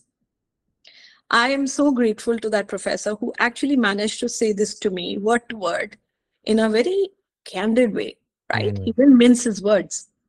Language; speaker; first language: English; non-native, local second language; Hindi